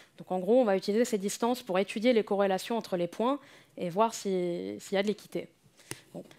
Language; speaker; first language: French; native; French